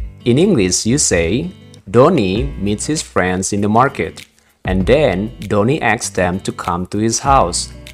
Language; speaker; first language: English; non-native, fluent; Indonesian